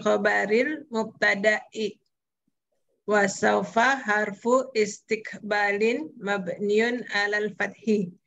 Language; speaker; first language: Arabic; non-native, learner; Indonesian